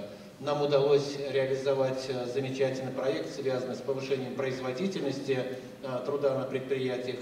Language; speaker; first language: Russian; native; Russian